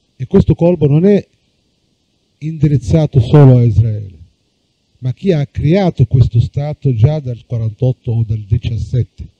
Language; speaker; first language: Italian; non-native, fluent; Arabic